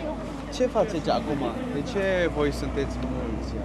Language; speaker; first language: Romanian; non-native, learner; Korean